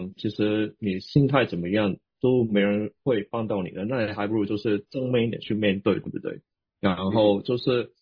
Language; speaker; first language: Chinese; non-native, local second language; Cantonese